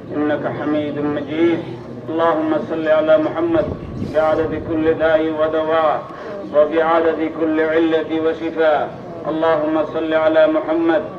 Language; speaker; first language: Arabic; non-native, fluent; Bangla